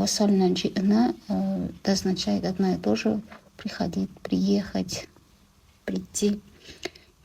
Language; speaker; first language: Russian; non-native, local second language; Kazakh